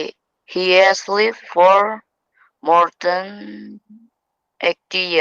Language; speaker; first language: English; non-native, learner; Indonesian